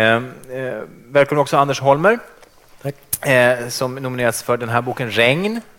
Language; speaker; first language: Swedish; native; Swedish